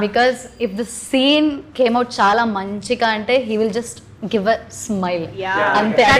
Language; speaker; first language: Telugu; non-native, learner; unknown